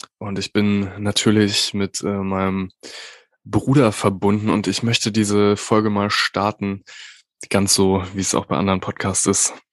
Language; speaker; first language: German; native; German